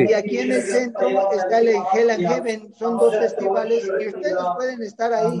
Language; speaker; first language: Spanish; native; Spanish